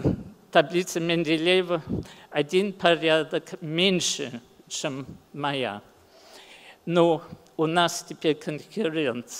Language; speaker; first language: Russian; early bilingual, heritage; English